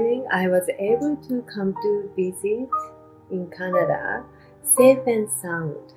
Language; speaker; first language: English; non-native, learner; Japanese